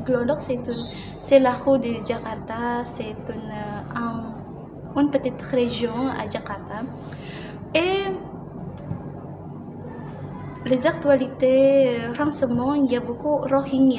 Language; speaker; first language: French; non-native, learner; Indonesian